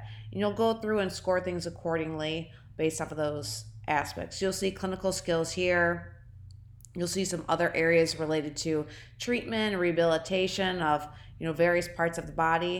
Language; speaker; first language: English; native; English